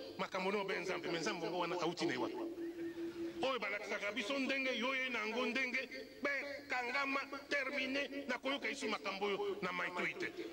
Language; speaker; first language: Lingala; non-native, local second language; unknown